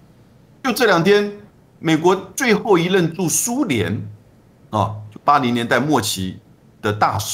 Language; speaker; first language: Chinese; native; Chinese